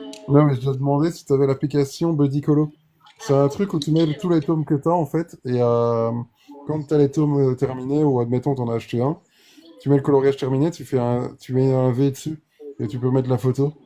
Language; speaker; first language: French; native; French